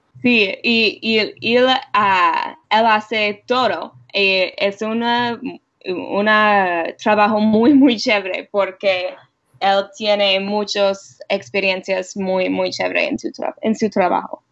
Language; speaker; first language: Spanish; non-native, learner; English